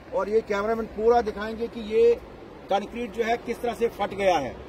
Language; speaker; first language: Hindi; native; Hindi